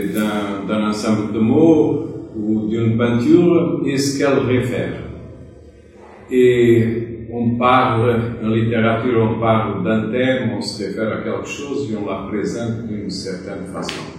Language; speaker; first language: French; non-native, fluent; Portuguese